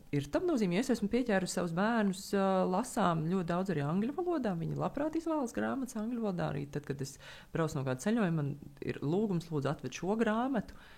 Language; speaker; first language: Latvian; native; Latvian